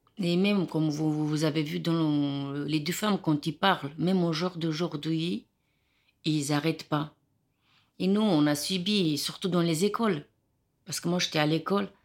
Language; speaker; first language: French; non-native, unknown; Romany